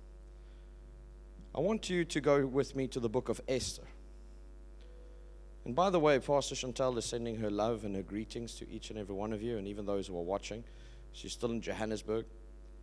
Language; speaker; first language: English; native; English